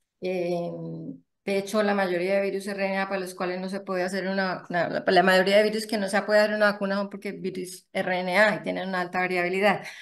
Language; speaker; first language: Spanish; native; Spanish